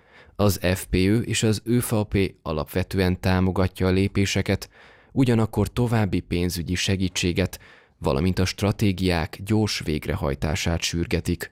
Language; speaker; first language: Hungarian; native; Hungarian